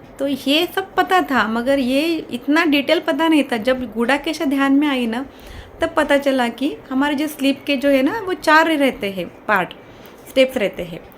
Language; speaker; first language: Hindi; non-native, local second language; Kannada